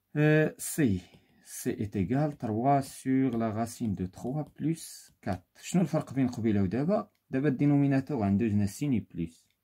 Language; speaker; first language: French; non-native, local second language; Arabic